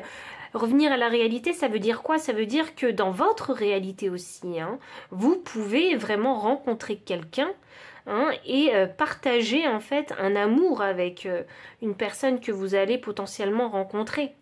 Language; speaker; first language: French; native; French